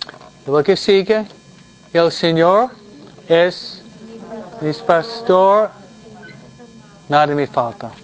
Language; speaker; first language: Spanish; non-native, fluent; English